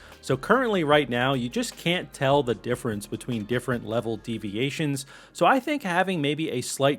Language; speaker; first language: English; native; English